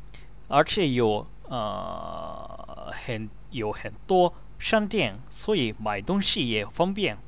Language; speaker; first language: Chinese; non-native, learner; Japanese